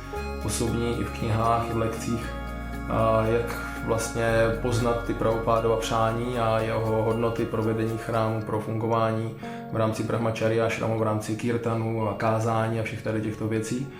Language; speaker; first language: Czech; native; Czech